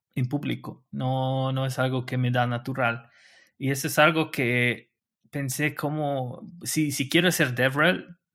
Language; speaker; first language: Spanish; non-native, fluent; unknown